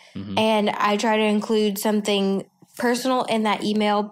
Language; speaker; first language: English; native; English